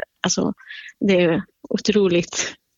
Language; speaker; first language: Swedish; non-native, fluent; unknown